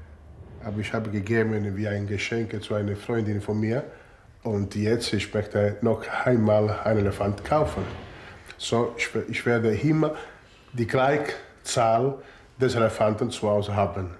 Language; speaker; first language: German; non-native, learner; Italian